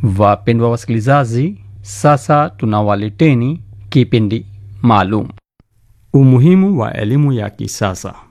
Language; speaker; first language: Swahili; non-native, fluent; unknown